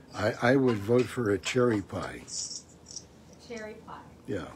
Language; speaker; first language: English; native; English